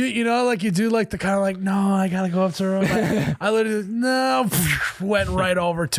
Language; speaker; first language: English; native; English